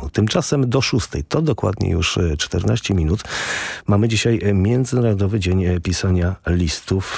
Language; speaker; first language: Polish; native; Polish